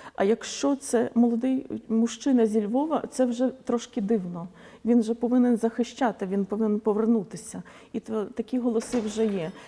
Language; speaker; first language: Ukrainian; non-native, local second language; Polish